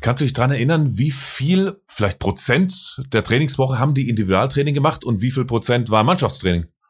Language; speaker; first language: German; native; German